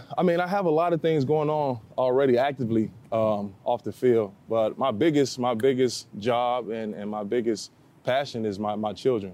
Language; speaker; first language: English; native; English